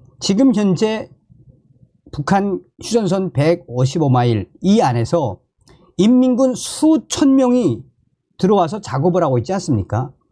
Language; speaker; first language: Korean; native; Korean